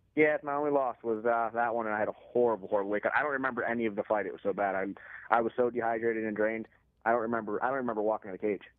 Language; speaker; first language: English; native; English